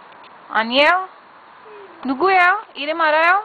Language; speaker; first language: Korean; non-native, learner; English